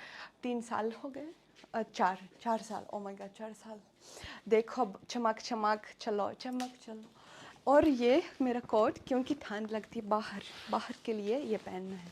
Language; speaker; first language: Hindi; non-native, fluent; Russian